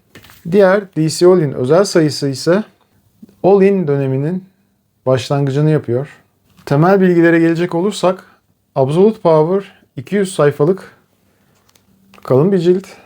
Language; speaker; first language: Turkish; native; Turkish